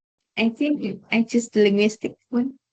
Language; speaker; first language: English; non-native, learner; Indonesian